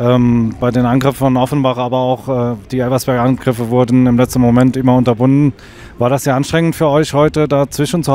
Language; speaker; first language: German; native; German